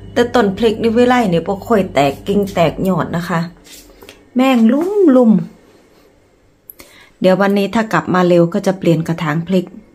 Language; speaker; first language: Thai; native; Thai